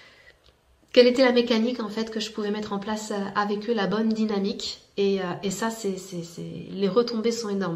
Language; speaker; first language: French; native; French